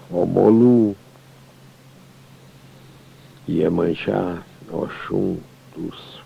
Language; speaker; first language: French; non-native, fluent; Portuguese